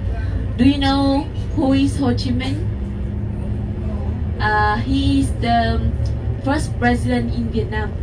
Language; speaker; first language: English; non-native, learner; Vietnamese